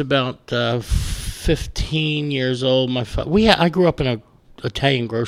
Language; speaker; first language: English; native; English